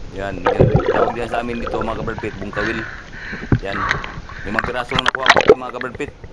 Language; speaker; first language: Filipino; non-native, local second language; Cebuano